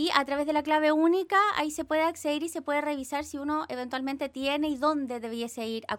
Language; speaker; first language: Spanish; native; Spanish